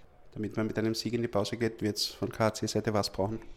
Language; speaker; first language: German; native; German